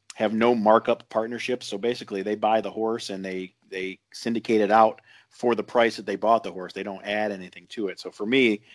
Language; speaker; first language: English; native; English